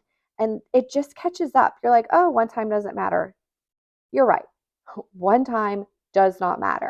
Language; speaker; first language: English; native; English